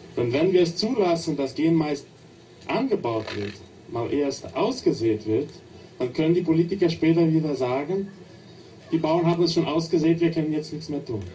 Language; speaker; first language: German; non-native, fluent; Portuguese